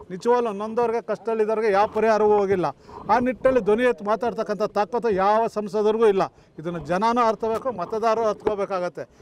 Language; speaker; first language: Kannada; native; Kannada